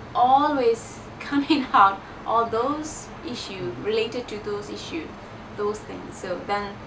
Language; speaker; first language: English; non-native, learner; Burmese